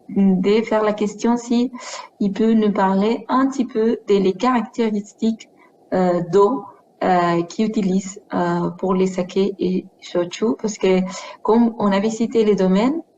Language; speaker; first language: French; non-native, fluent; Spanish